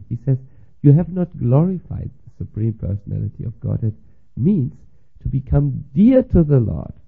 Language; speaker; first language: English; non-native, fluent; German